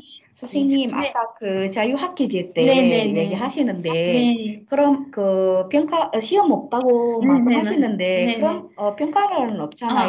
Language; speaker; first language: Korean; non-native, fluent; Indonesian